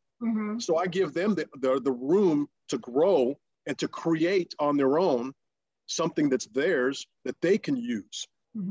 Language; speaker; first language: English; non-native, fluent; Russian